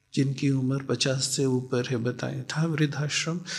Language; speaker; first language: Hindi; native; Hindi